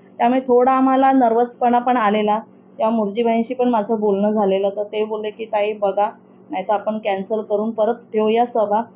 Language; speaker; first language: Marathi; native; Marathi